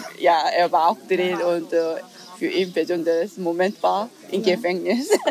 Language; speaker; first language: German; non-native, learner; Korean